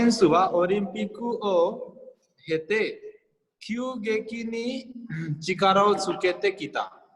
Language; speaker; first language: Japanese; non-native, fluent; Hindi